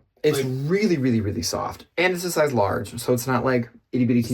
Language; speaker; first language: English; native; English